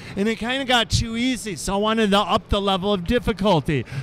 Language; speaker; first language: English; native; English